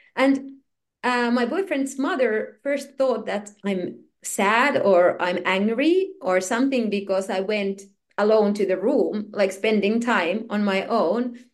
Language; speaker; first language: English; non-native, fluent; Finnish